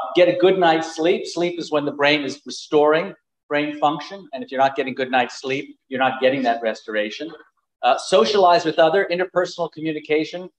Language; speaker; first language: English; native; English